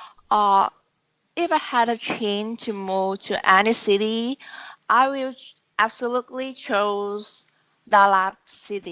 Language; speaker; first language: English; non-native, learner; Vietnamese